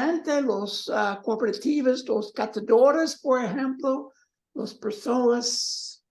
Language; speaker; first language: Spanish; non-native, learner; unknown